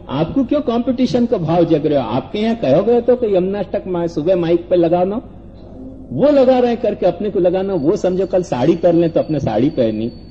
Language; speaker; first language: Hindi; native; Hindi